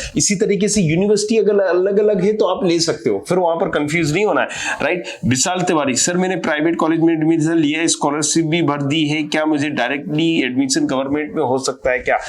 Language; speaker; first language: Hindi; native; Hindi